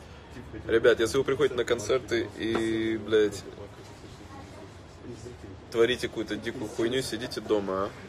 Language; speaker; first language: Russian; native; Russian